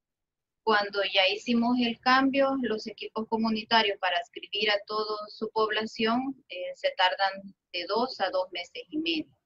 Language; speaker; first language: Spanish; native; Spanish